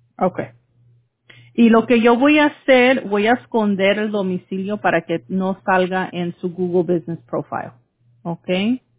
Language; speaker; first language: Spanish; early bilingual, heritage; Spanish